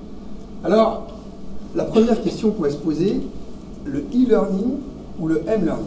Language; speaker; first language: French; native; French